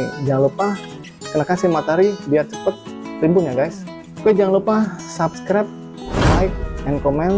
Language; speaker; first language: Indonesian; native; Indonesian